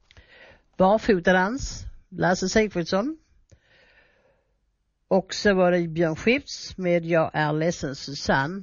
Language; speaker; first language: Swedish; native; Swedish